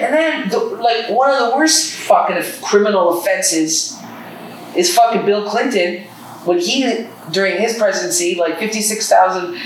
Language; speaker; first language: English; native; English